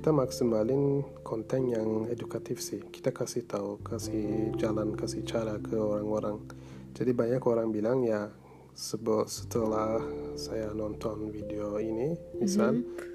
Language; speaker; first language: Indonesian; non-native, fluent; Turkish